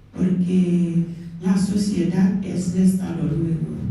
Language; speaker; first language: Spanish; non-native, local second language; Wolof